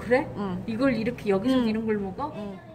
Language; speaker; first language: Korean; native; Korean